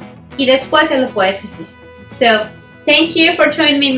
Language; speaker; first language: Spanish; native; Spanish